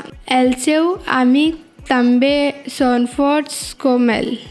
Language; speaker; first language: Catalan; non-native, learner; Punjabi